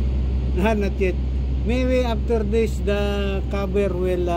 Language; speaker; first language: English; non-native, local second language; Filipino